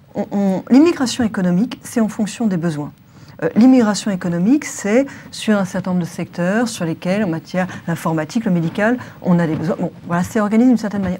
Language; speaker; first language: French; native; French